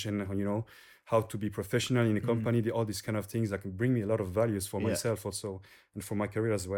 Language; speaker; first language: English; non-native, fluent; French